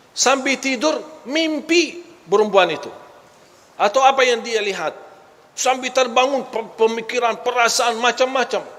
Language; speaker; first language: Malay; non-native, fluent; Arabic